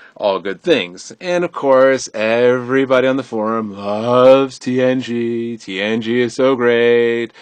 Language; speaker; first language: English; native; English